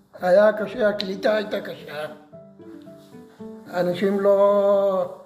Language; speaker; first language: Hebrew; non-native, fluent; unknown